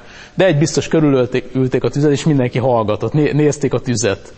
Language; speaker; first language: Hungarian; native; Hungarian